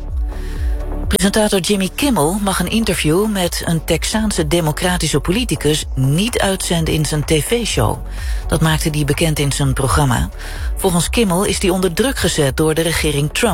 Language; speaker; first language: Dutch; native; Dutch